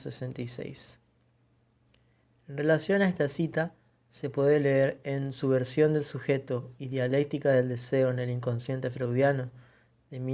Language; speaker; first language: Spanish; native; Spanish